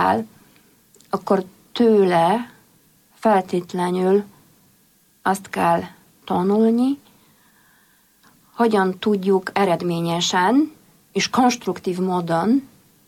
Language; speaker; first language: Hungarian; non-native, fluent; Polish